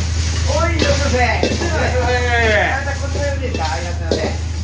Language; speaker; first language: Japanese; native; Japanese